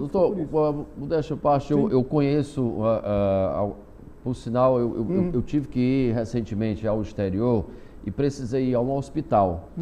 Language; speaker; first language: Portuguese; native; Portuguese